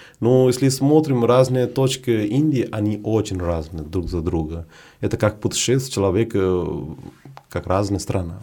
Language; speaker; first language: Russian; non-native, fluent; Hindi